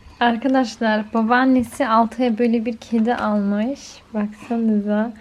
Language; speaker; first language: Turkish; early bilingual, heritage; Turkish